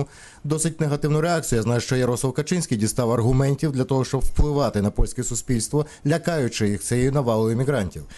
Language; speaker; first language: Ukrainian; native; Ukrainian